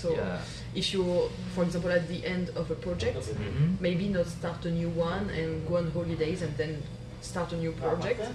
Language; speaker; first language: English; non-native, fluent; French